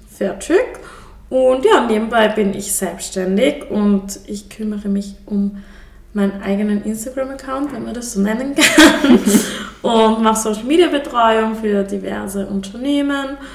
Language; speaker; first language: German; native; German